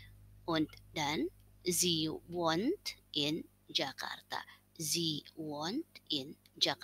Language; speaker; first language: German; non-native, fluent; Indonesian